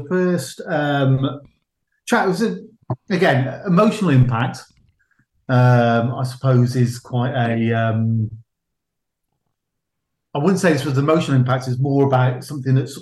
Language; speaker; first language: English; native; English